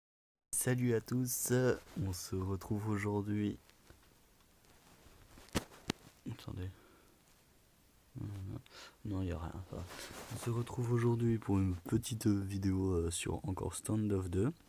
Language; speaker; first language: French; native; French